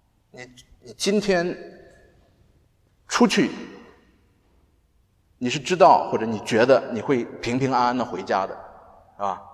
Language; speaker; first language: Chinese; native; Chinese